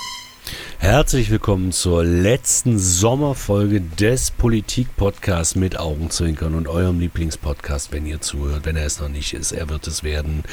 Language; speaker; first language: German; native; German